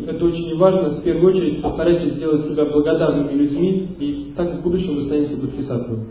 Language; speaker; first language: Russian; native; Russian